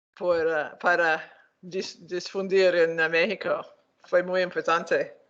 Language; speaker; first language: Spanish; non-native, learner; English